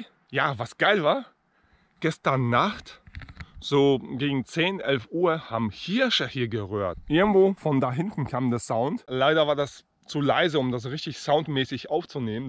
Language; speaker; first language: German; native; German